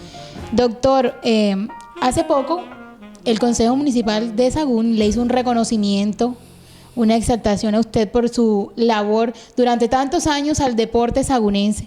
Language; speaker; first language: Spanish; native; Spanish